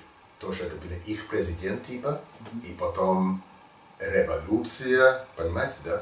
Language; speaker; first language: Russian; non-native, learner; English